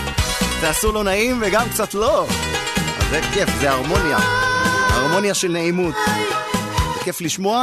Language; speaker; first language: Hebrew; native; Hebrew